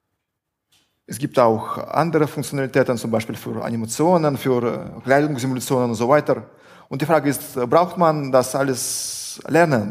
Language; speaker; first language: German; non-native, fluent; Russian